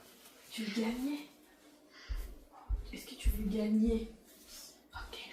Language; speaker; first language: French; native; French